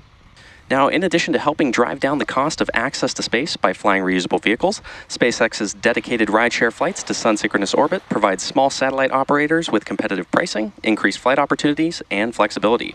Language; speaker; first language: English; native; English